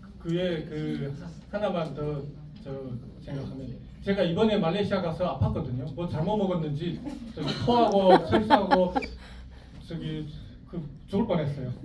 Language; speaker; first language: Korean; non-native, fluent; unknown